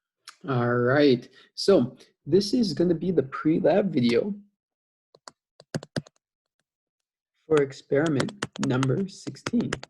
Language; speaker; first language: English; native; English